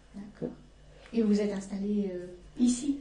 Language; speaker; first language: French; native; French